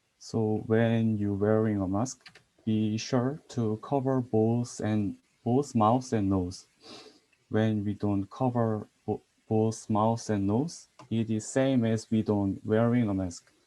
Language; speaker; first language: English; non-native, learner; Korean